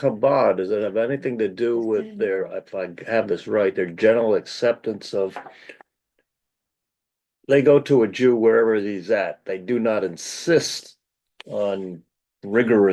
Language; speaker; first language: English; native; English